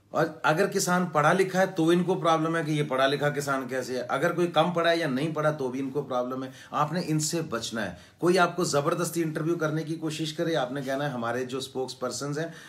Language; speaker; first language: Hindi; non-native, local second language; Punjabi